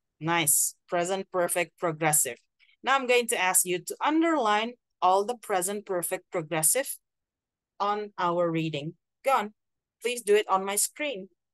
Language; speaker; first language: English; non-native, fluent; Indonesian